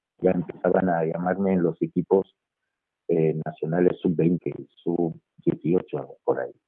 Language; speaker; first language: Spanish; non-native, fluent; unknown